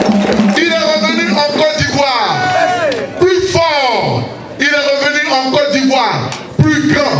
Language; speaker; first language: French; native; French